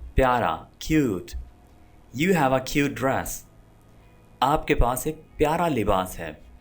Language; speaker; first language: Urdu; non-native, local second language; Punjabi